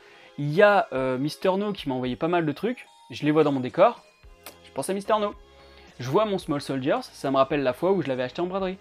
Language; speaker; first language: French; native; French